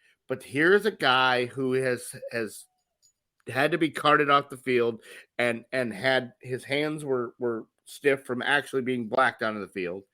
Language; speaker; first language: English; native; English